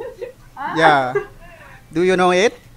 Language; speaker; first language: English; non-native, local second language; Malay